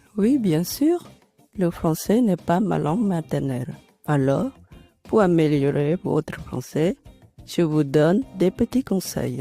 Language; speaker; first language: French; non-native, learner; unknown